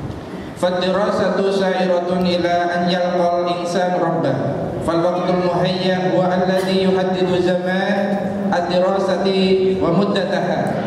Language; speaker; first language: Arabic; non-native, fluent; Indonesian